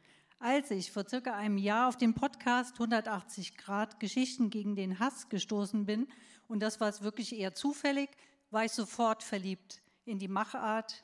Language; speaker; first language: German; native; German